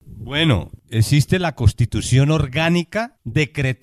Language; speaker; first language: Spanish; native; Spanish